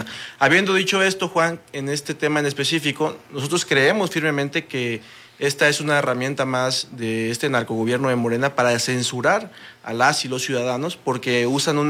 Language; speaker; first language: Spanish; native; Spanish